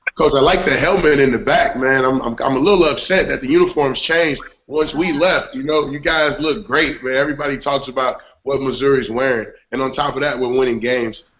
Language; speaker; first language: English; native; English